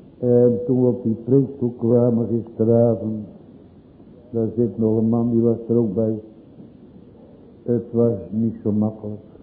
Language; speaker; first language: Dutch; native; Dutch